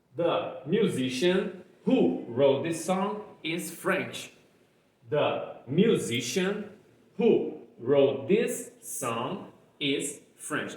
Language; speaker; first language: English; non-native, fluent; Portuguese